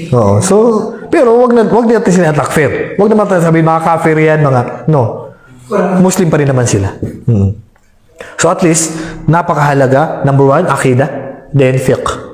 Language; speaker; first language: Filipino; non-native, local second language; Maranao